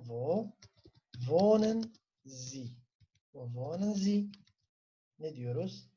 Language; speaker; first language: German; non-native, fluent; Turkish